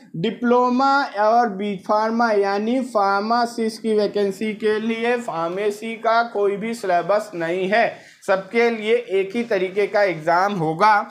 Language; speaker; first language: Hindi; native; Hindi